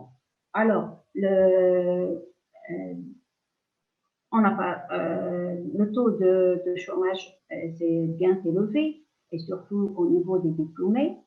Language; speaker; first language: French; non-native, local second language; Arabic